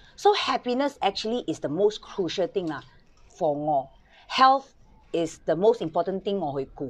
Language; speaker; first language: English; non-native, local second language; Chinese